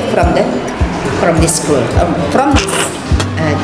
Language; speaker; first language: English; non-native, learner; Indonesian